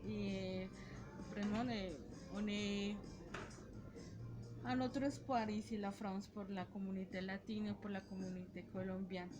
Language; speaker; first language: French; non-native, learner; Spanish